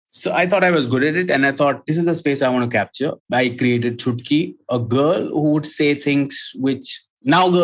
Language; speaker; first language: English; non-native, local second language; Hindi